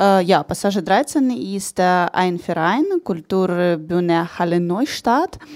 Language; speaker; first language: German; non-native, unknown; Ukrainian